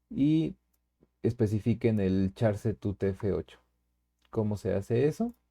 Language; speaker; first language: Spanish; native; Spanish